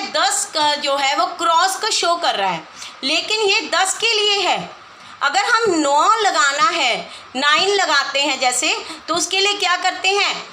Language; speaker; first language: Hindi; non-native, local second language; Punjabi